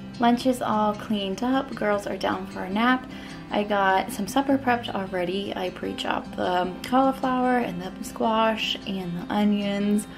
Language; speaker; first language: English; native; English